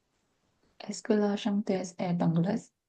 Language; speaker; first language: French; non-native, learner; Korean